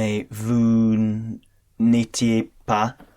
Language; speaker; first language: French; non-native, learner; English